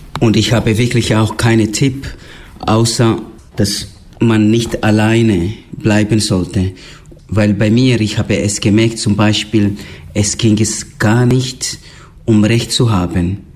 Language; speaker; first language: German; non-native, fluent; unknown